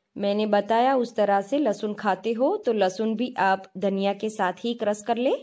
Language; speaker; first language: Hindi; non-native, local second language; Gujarati